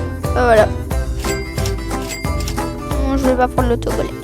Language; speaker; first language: French; native; French